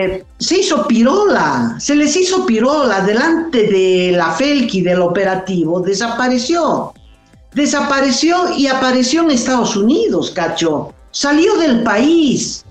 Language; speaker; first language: Spanish; native; Spanish